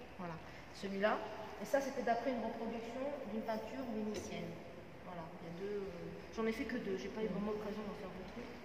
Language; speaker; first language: French; non-native, local second language; Arabic